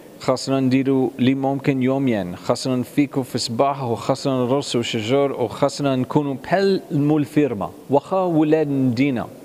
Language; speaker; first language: Arabic; non-native, fluent; English